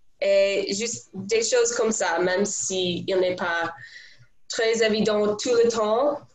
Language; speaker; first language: French; non-native, learner; English